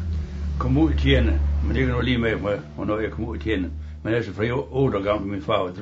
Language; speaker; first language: Danish; native; Danish